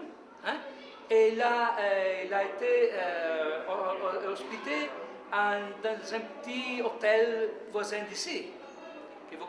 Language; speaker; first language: French; non-native, learner; Italian